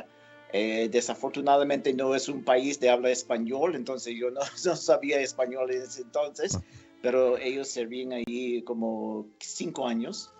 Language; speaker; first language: Spanish; non-native, fluent; English